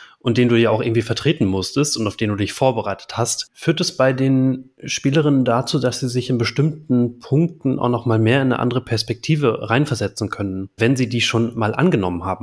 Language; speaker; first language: German; native; German